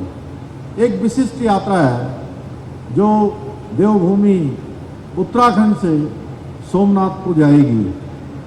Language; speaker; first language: Hindi; native; Hindi